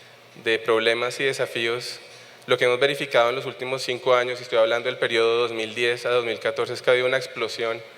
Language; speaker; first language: Spanish; native; Spanish